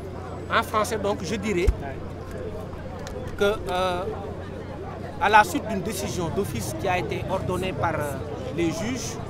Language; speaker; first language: French; non-native, local second language; Wolof